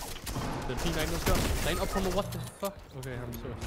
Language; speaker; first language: Danish; native; Danish